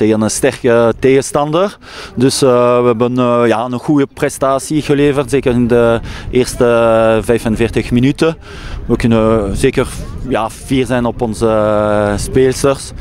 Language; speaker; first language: Dutch; non-native, local second language; French